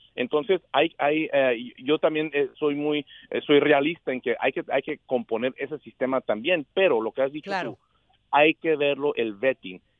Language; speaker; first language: Spanish; early bilingual, heritage; Spanish